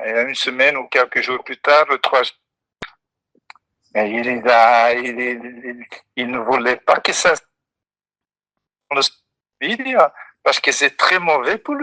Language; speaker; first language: French; non-native, learner; Dutch